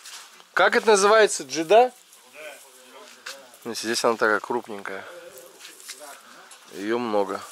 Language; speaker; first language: Russian; native; Russian